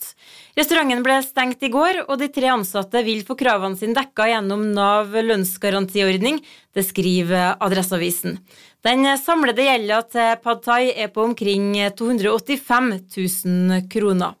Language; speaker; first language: Norwegian; native; Norwegian